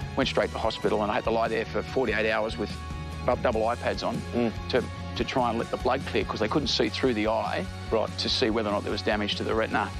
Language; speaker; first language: English; native; English